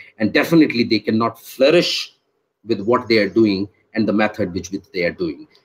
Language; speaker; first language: English; non-native, local second language; Hindi